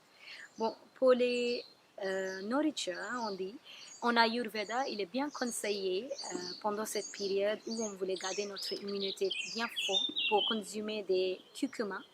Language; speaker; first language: French; non-native, learner; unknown